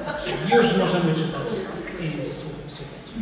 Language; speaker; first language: Polish; non-native, fluent; Georgian